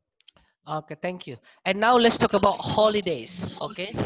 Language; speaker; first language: English; non-native, learner; Indonesian